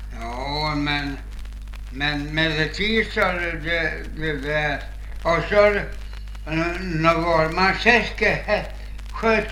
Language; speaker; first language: Swedish; native; Swedish